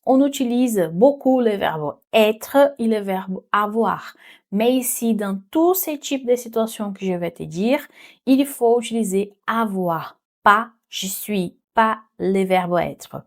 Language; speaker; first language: French; non-native, fluent; Portuguese